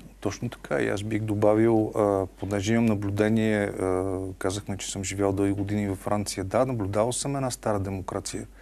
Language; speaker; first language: Bulgarian; native; Bulgarian